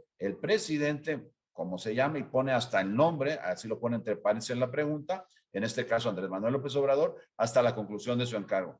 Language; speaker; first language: Spanish; native; Spanish